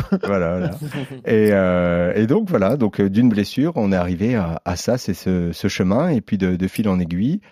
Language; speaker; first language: French; native; French